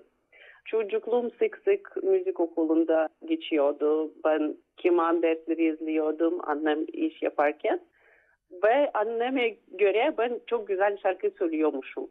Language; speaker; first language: Turkish; non-native, fluent; Russian